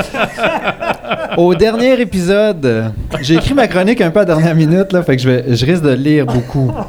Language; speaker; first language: French; native; French